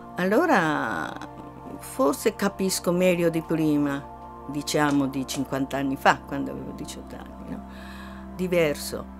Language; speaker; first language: Italian; non-native, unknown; Japanese